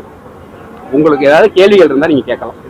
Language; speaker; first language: Tamil; native; Tamil